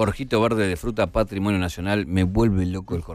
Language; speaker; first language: Spanish; native; Spanish